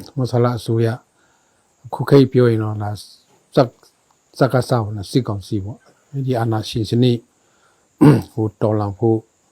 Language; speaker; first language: Burmese; non-native, local second language; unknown